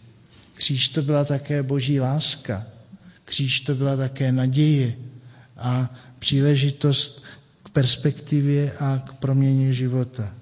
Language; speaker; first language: Czech; native; Czech